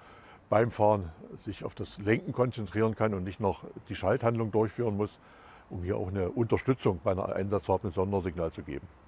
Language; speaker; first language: German; native; German